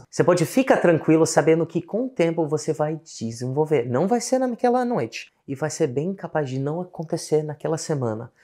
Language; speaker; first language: Portuguese; non-native, fluent; English